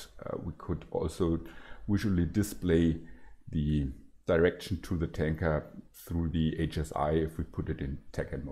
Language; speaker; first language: English; non-native, fluent; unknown